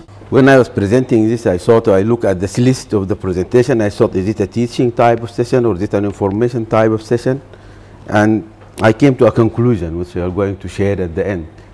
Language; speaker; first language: English; non-native, fluent; Arabic